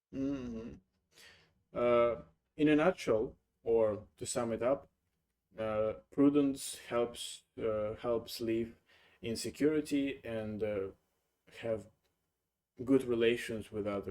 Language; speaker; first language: English; non-native, fluent; Russian